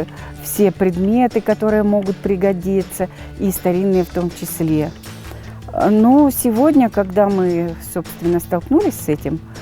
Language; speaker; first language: Russian; native; Russian